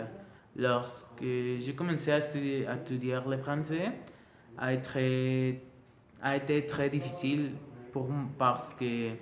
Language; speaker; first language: French; non-native, learner; Spanish